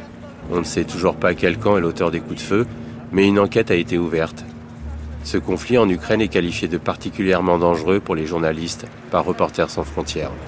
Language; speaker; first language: French; native; French